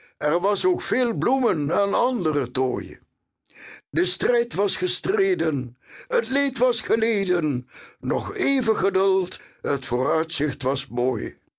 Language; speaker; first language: Dutch; native; Dutch